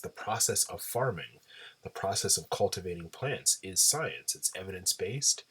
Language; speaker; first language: English; native; English